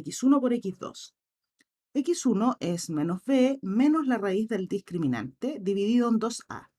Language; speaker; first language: Spanish; native; Spanish